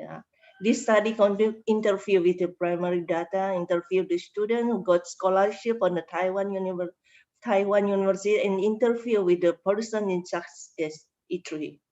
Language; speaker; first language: English; non-native, learner; Indonesian